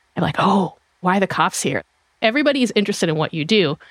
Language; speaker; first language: English; non-native, fluent; Hebrew